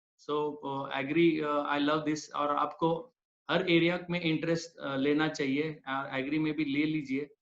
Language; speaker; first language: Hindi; non-native, local second language; Marathi